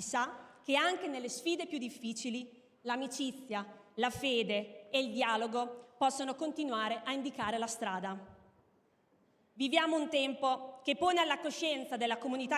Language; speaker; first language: Italian; native; Italian